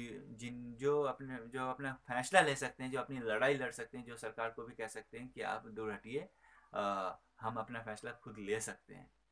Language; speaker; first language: Hindi; native; Hindi